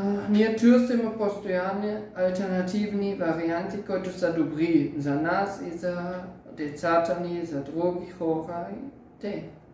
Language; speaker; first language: Bulgarian; non-native, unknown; German